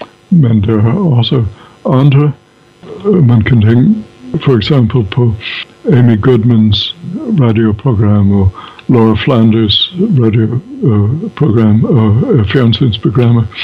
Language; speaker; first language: Danish; non-native, fluent; English